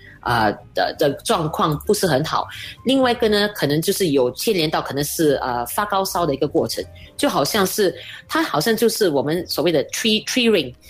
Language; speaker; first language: Chinese; native; Chinese